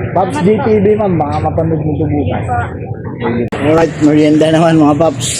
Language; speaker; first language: Filipino; non-native, local second language; Cebuano